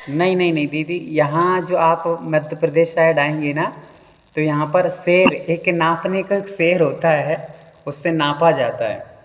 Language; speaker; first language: Hindi; native; Hindi